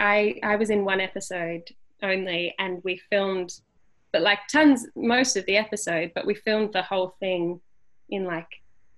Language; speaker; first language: English; native; English